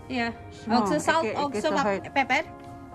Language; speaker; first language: Norwegian; non-native, learner; Filipino